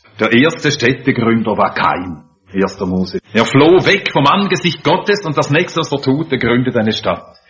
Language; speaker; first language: German; native; German